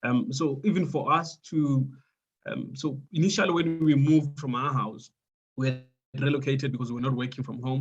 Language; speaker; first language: English; non-native, local second language; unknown